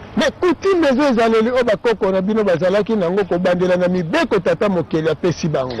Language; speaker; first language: Lingala; non-native, local second language; Kongo